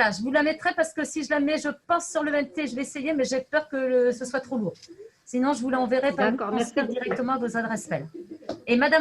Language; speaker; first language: French; native; French